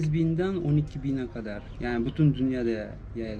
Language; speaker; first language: Turkish; non-native, fluent; Russian